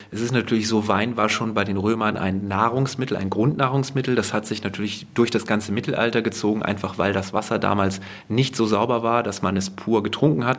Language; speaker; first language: German; native; German